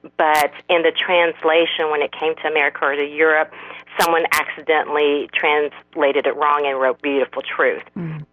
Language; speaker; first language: English; non-native, fluent; Korean